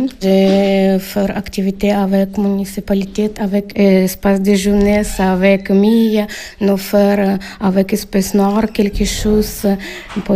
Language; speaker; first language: French; non-native, learner; Ukrainian